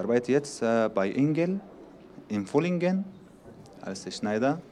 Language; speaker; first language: German; non-native, learner; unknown